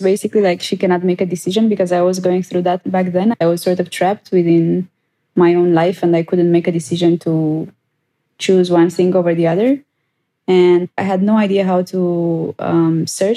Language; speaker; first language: English; non-native, fluent; Romanian